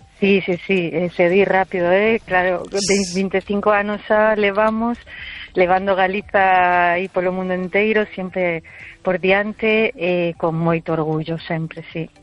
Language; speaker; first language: Galician; early bilingual, heritage; Galician